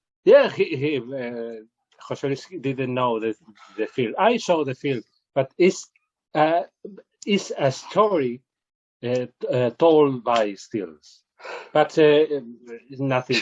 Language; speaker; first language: English; non-native, learner; Spanish